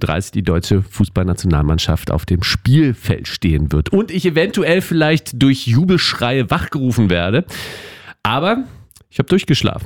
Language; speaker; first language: German; native; German